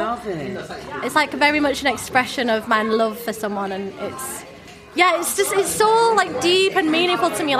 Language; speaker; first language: English; native; English